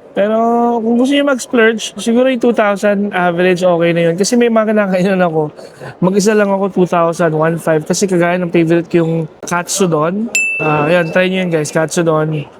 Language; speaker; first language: Filipino; native; Filipino